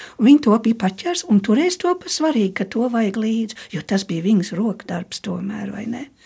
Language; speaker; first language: Latvian; early bilingual, heritage; Latvian